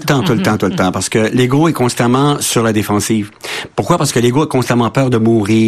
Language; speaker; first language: French; native; French